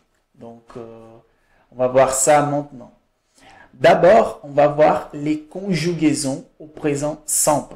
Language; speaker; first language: French; non-native, fluent; Portuguese